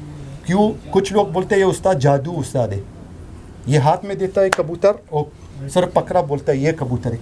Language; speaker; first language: Hindi; non-native, learner; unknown